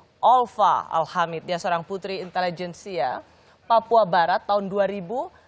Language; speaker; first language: Indonesian; native; Indonesian